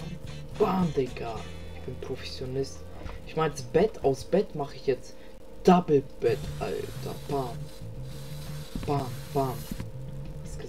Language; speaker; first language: German; native; German